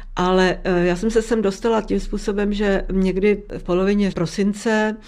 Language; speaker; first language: Czech; native; Czech